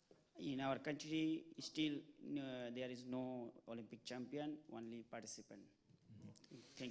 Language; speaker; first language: English; non-native, local second language; Bangla